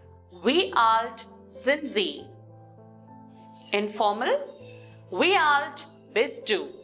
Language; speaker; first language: German; non-native, learner; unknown